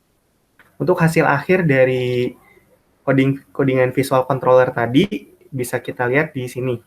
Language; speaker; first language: Indonesian; native; Indonesian